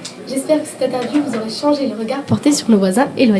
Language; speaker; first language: French; native; French